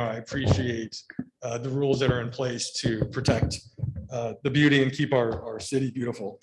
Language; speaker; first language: English; native; English